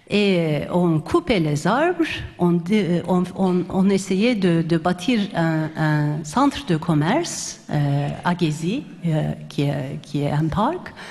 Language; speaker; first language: French; non-native, fluent; Turkish